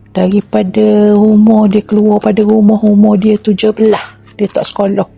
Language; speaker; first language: Malay; native; Malay